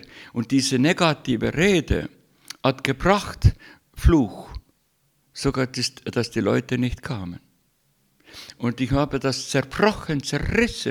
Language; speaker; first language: German; non-native, learner; Estonian